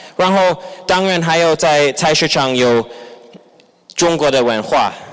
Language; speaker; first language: Chinese; non-native, fluent; English